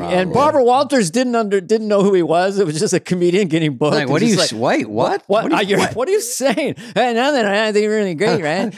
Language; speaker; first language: English; native; English